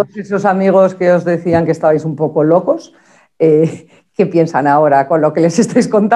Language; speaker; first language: Spanish; native; Spanish